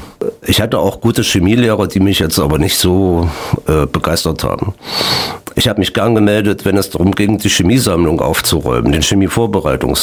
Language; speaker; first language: German; native; German